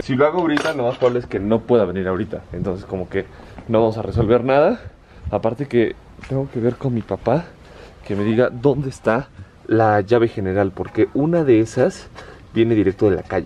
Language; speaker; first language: Spanish; native; Spanish